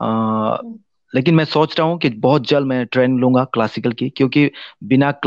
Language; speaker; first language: Hindi; non-native, local second language; Kok Borok